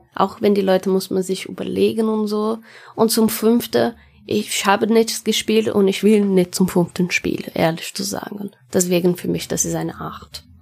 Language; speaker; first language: German; non-native, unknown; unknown